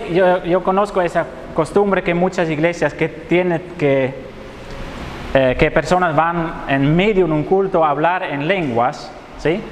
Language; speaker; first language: Spanish; non-native, fluent; Dutch